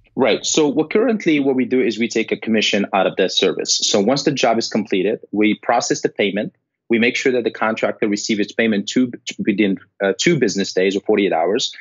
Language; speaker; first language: English; non-native, fluent; Arabic